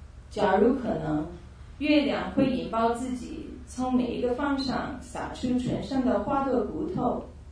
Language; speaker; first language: Chinese; non-native, fluent; English